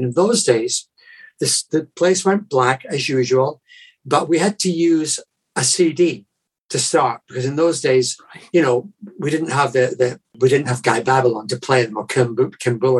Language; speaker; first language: English; native; English